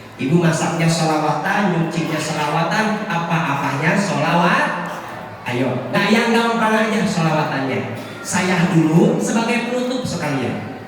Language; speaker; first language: Indonesian; non-native, local second language; Sundanese